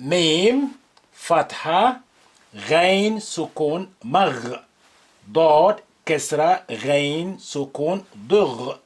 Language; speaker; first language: Arabic; non-native, fluent; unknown